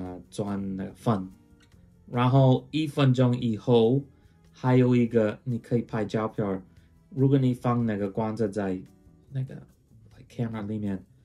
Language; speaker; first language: Chinese; non-native, fluent; English